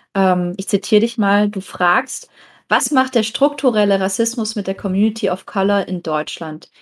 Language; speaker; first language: German; native; German